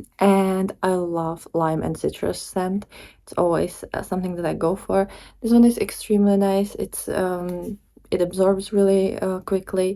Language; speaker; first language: English; non-native, fluent; Czech